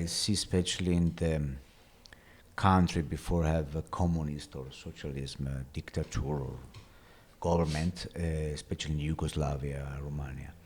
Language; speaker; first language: English; non-native, learner; Italian